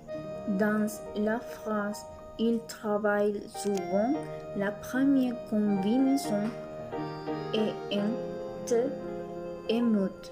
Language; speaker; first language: French; non-native, learner; Spanish